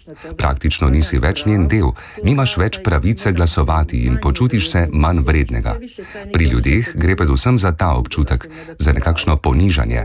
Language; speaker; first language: Slovenian; early bilingual, other home language; Bosnian